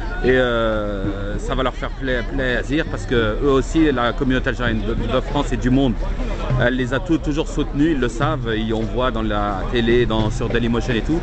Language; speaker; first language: French; native; French